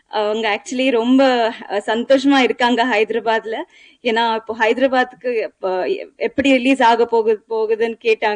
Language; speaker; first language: Tamil; non-native, learner; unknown